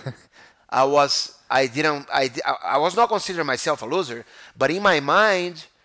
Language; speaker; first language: English; non-native, fluent; Portuguese